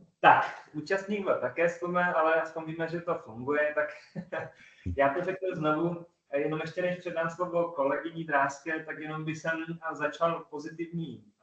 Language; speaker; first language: Czech; native; Czech